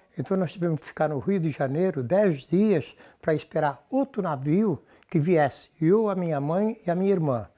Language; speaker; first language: Portuguese; native; Portuguese